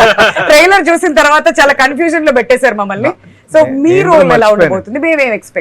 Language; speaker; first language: Telugu; native; Telugu